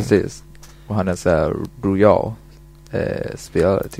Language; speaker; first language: Swedish; non-native, fluent; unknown